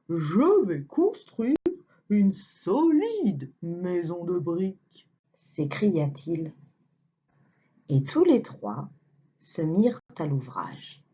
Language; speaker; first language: French; native; French